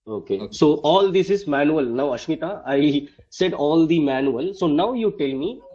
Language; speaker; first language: English; non-native, local second language; Tamil